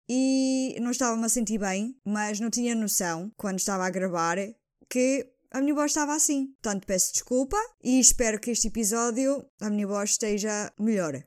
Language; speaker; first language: Portuguese; early bilingual, heritage; Portuguese